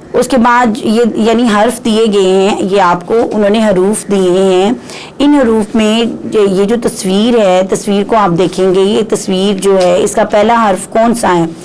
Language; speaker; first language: Urdu; non-native, local second language; Punjabi